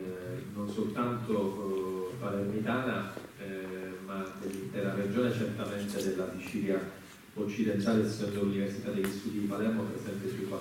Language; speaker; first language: Italian; native; Italian